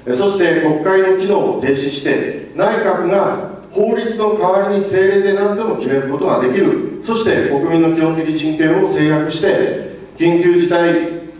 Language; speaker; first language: Japanese; native; Japanese